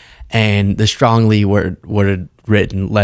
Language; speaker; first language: English; native; English